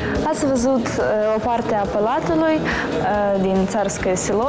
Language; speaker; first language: Romanian; non-native, fluent; Russian